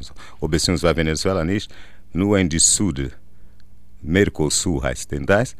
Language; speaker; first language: German; non-native, learner; Portuguese